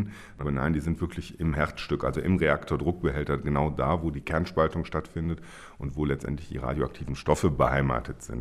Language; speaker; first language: German; native; German